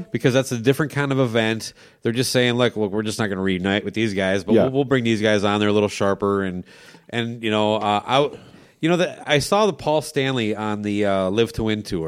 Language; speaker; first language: English; native; English